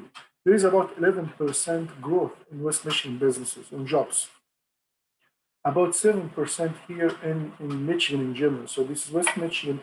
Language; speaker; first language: English; non-native, fluent; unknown